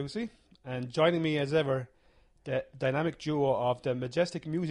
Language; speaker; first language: English; native; English